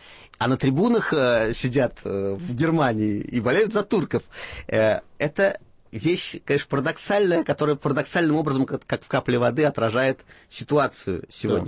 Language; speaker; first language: Russian; native; Russian